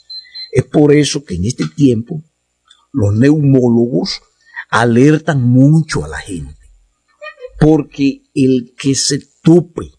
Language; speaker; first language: Spanish; native; Spanish